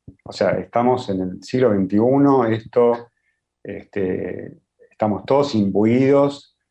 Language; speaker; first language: Spanish; native; Spanish